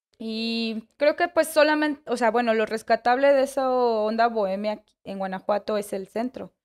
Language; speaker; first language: Spanish; native; Spanish